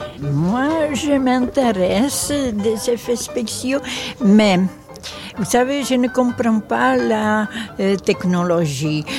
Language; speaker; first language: French; non-native, fluent; Czech